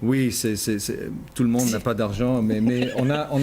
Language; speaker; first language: French; non-native, fluent; English